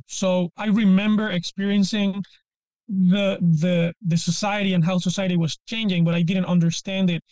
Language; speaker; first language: English; non-native, fluent; Spanish